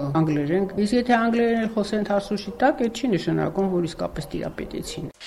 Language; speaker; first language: Armenian; native; Armenian